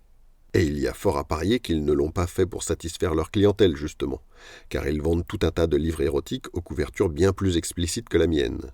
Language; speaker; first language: French; native; French